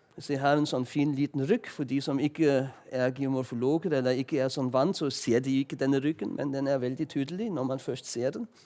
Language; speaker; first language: Norwegian; non-native, fluent; German